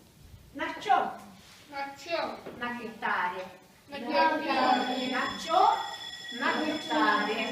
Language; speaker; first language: Russian; non-native, fluent; Mongolian